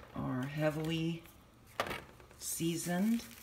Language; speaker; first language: English; native; English